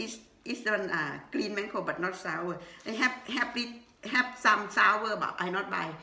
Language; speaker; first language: English; non-native, learner; Thai